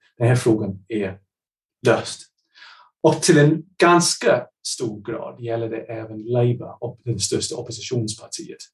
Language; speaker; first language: Swedish; non-native, fluent; English